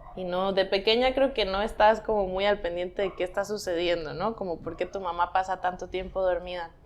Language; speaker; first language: Spanish; native; Spanish